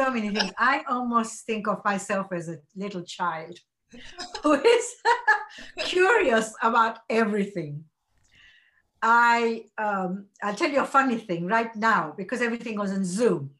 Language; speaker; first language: English; non-native, local second language; Gujarati